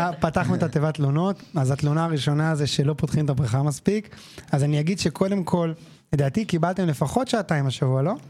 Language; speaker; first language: Hebrew; native; Hebrew